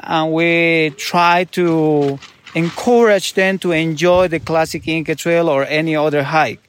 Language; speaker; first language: English; non-native, fluent; Spanish